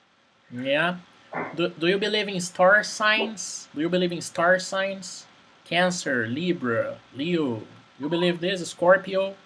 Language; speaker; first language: English; non-native, fluent; Portuguese